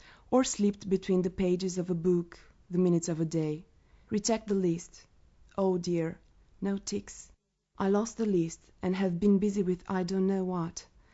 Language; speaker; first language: English; non-native, fluent; Romanian